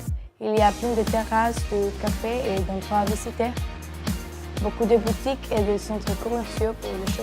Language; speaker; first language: French; non-native, fluent; Spanish